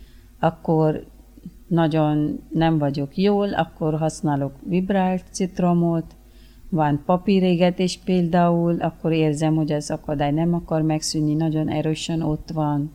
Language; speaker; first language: Hungarian; early bilingual, other home language; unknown